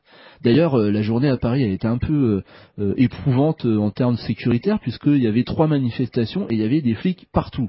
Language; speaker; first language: French; native; French